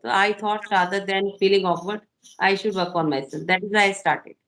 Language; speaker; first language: English; non-native, fluent; Hindi